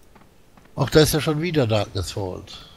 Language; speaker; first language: German; native; German